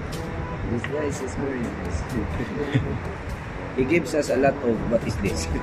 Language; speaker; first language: English; non-native, local second language; Filipino